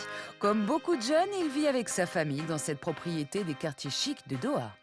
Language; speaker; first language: French; native; French